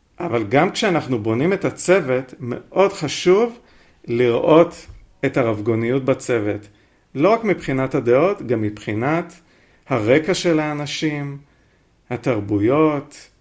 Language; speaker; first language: Hebrew; native; Hebrew